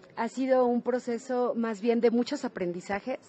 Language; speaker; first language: Spanish; native; Spanish